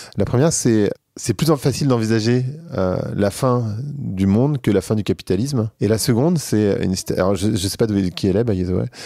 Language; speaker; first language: French; native; French